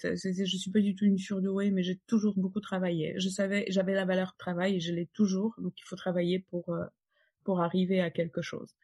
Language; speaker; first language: French; non-native, fluent; Polish